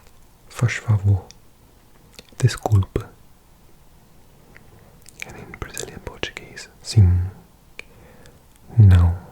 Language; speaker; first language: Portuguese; non-native, learner; English